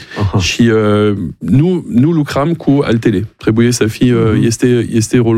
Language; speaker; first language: Romanian; non-native, learner; French